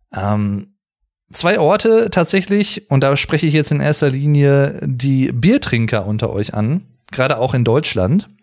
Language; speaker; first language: German; native; German